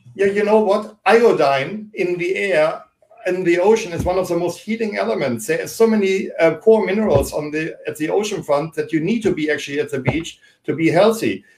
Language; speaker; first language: English; non-native, fluent; German